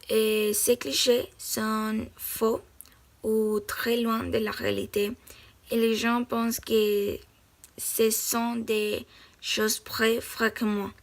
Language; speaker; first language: French; non-native, learner; Spanish